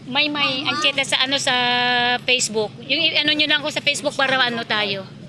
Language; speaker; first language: Filipino; non-native, local second language; Iloko